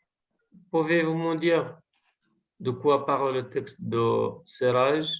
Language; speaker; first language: French; non-native, fluent; Arabic